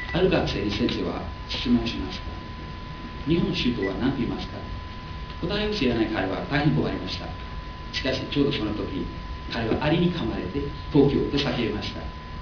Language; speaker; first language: Japanese; non-native, fluent; Nepali